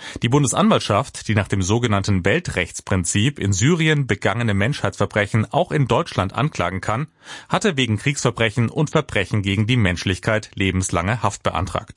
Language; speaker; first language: German; native; German